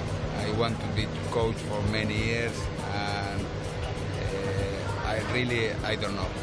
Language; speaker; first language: English; non-native, learner; Spanish